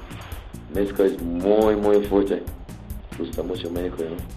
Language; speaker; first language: Spanish; non-native, learner; English